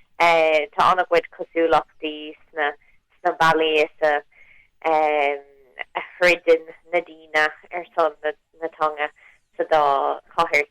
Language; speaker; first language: Irish; non-native, local second language; English